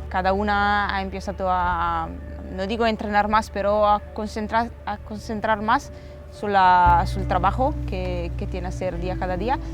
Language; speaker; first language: Spanish; non-native, fluent; Italian